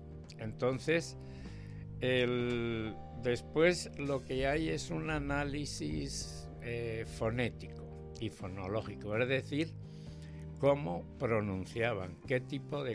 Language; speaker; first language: Spanish; native; Spanish